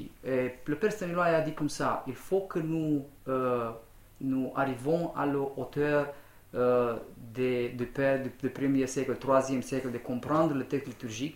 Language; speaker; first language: French; non-native, fluent; Romanian